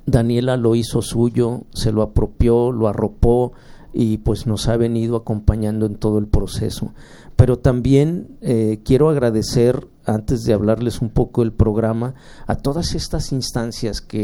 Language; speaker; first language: Spanish; native; Spanish